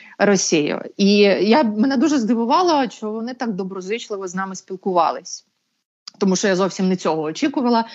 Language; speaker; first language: Ukrainian; native; Ukrainian